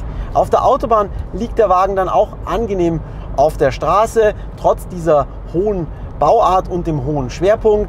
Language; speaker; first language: German; native; German